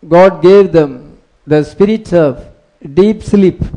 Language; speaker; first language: English; non-native, local second language; Tamil